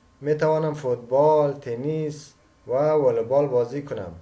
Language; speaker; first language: Persian; native; Persian